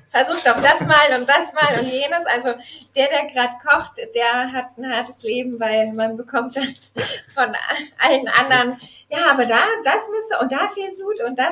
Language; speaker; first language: German; native; German